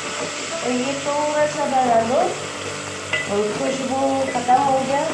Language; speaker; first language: Hindi; non-native, learner; Filipino